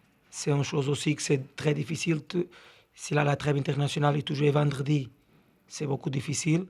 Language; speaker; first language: French; non-native, learner; Portuguese